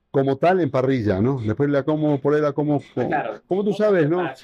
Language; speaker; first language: Spanish; native; Spanish